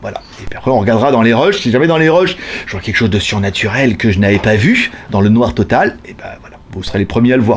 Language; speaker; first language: French; native; French